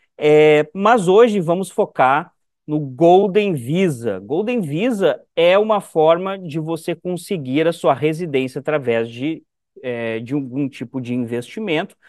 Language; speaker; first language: Portuguese; native; Portuguese